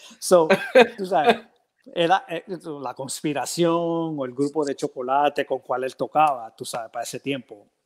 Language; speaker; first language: Spanish; early bilingual, heritage; Spanish